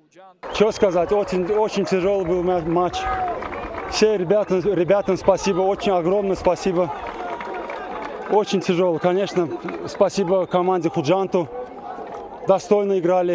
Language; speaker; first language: Russian; non-native, local second language; Turkmen